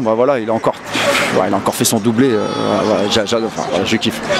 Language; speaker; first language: French; native; French